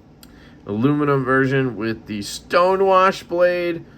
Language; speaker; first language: English; native; English